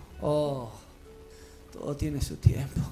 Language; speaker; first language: Spanish; native; Spanish